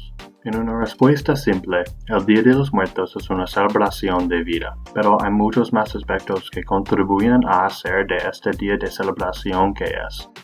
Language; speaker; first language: Spanish; non-native, learner; English